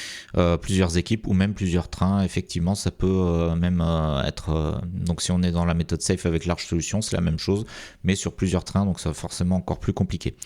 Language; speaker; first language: French; native; French